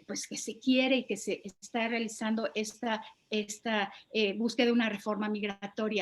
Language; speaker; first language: Spanish; native; Spanish